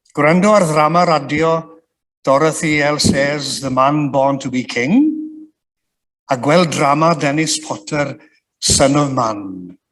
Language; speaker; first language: Welsh; native; Welsh